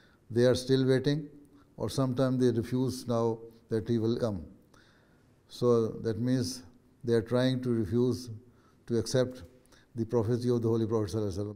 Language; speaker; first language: English; non-native, local second language; Urdu